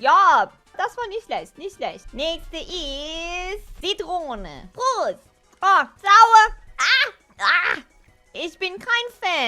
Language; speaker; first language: German; non-native, learner; English